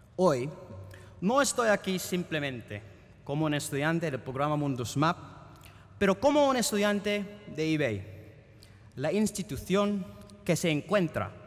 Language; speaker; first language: Spanish; non-native, fluent; Filipino